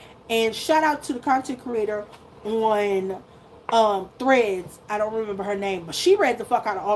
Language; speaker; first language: English; native; English